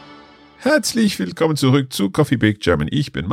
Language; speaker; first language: German; non-native, learner; English